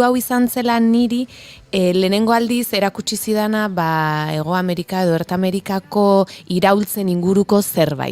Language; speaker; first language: Basque; native; Basque